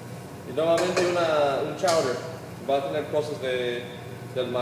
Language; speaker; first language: Spanish; early bilingual, heritage; Spanish